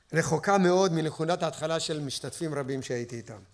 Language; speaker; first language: Hebrew; native; Hebrew